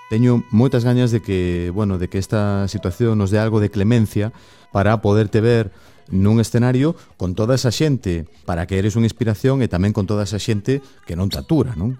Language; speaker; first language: Galician; native; Galician